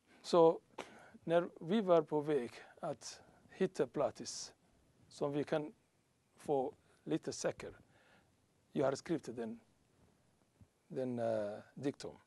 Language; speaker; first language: Swedish; non-native, learner; Somali